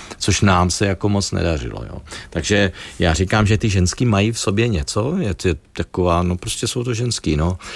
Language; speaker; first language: Czech; native; Czech